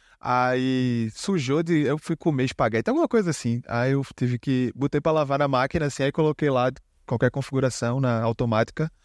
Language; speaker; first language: Portuguese; native; Portuguese